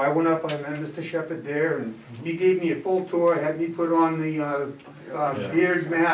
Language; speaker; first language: English; native; English